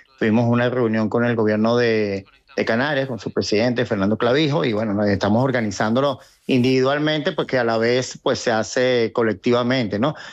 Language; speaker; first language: Spanish; native; Spanish